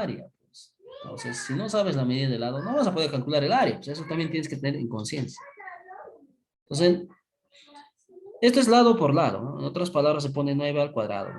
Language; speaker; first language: Spanish; native; Spanish